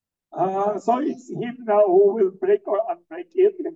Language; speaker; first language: English; non-native, local second language; Filipino